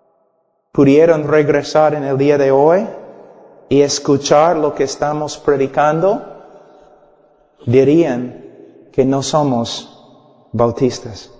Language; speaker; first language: Spanish; non-native, fluent; English